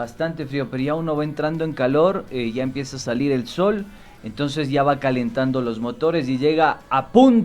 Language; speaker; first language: Spanish; native; Spanish